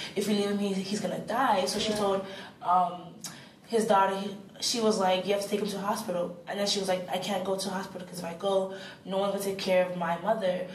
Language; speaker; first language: English; native; English